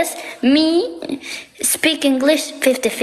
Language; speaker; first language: English; non-native, learner; Albanian